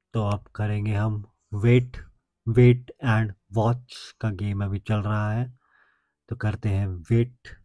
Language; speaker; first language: Hindi; native; Hindi